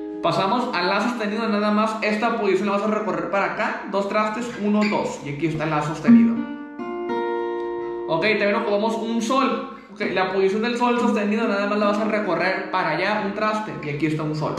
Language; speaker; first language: Spanish; native; Spanish